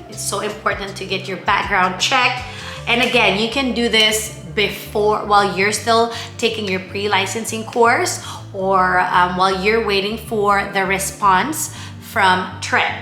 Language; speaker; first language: English; non-native, local second language; Filipino